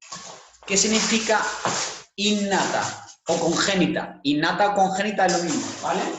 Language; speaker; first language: Spanish; native; Spanish